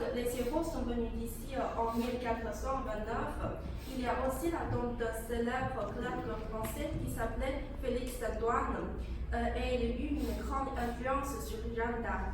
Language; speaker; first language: French; non-native, learner; Chinese